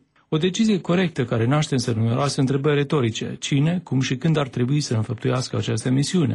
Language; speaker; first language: Romanian; native; Romanian